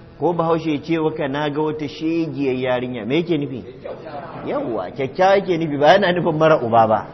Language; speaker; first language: Hausa; native; Hausa